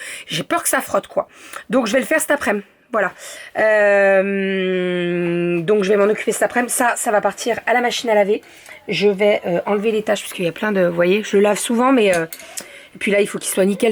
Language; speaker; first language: French; native; French